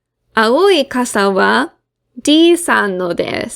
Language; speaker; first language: Japanese; non-native, fluent; English